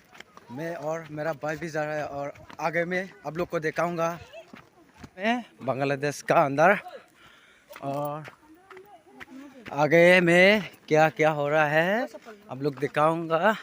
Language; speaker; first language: Hindi; non-native, local second language; Chakma